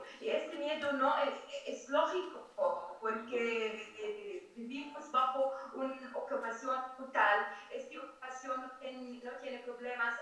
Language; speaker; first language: Spanish; non-native, fluent; Arabic